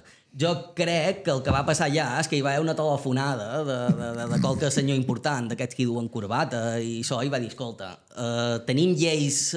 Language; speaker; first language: Catalan; native; Catalan